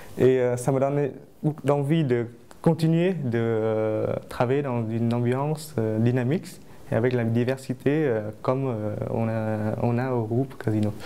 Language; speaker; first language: French; non-native, fluent; Vietnamese